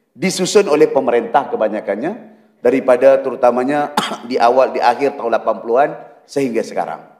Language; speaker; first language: Malay; native; Malay